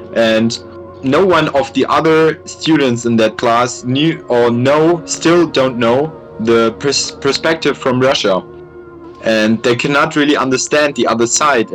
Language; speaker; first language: English; non-native, fluent; German